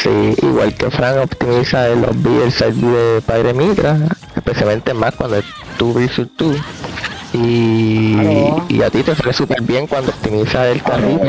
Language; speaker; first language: Spanish; native; Spanish